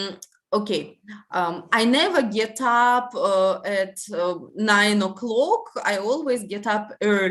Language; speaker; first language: English; non-native, fluent; Russian